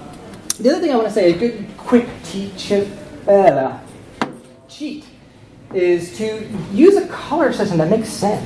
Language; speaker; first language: English; native; English